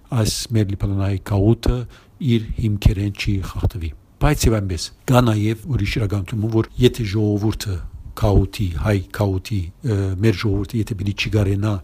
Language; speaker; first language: Armenian; early bilingual, heritage; Arabic